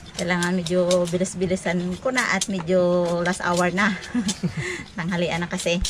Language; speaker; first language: Filipino; non-native, local second language; Cebuano